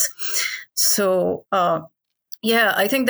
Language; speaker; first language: English; non-native, local second language; Hindi